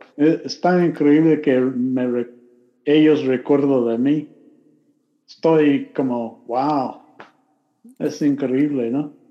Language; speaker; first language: Spanish; non-native, learner; English